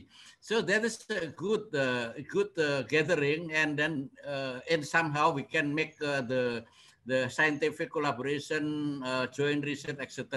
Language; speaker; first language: English; non-native, learner; Indonesian